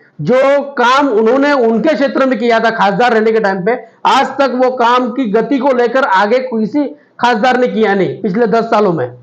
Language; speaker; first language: Hindi; native; Hindi